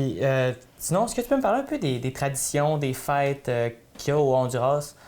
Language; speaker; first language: French; native; French